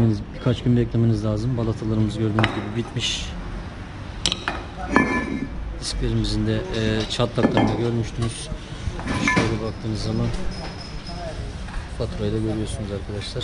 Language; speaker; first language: Turkish; native; Turkish